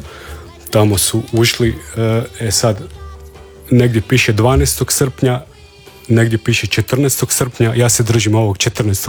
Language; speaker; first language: Serbian; native; Serbian